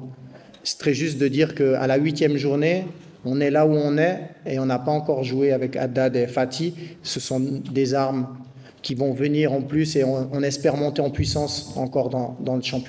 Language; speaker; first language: French; native; French